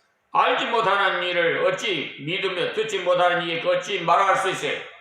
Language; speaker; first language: Korean; native; Korean